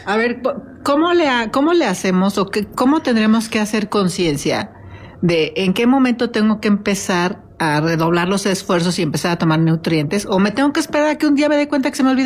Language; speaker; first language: Spanish; native; Spanish